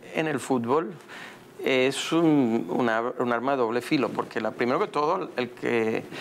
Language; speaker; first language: Spanish; native; Spanish